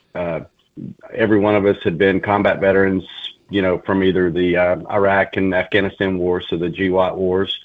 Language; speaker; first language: English; native; English